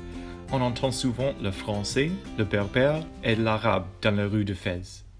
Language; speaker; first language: French; non-native, learner; English